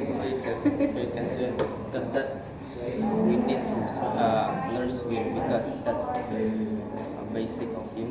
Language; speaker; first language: English; non-native, learner; Indonesian